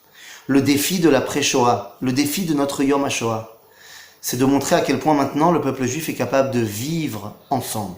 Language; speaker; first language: French; native; French